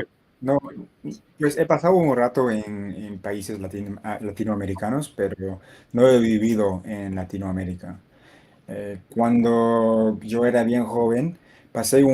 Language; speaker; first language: Spanish; non-native, fluent; English